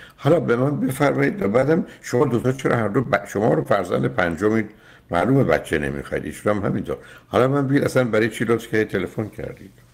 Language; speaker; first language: Persian; native; Persian